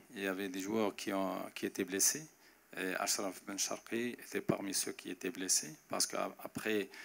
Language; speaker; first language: French; non-native, local second language; Arabic